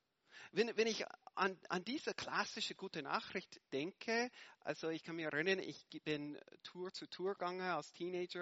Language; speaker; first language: German; non-native, fluent; English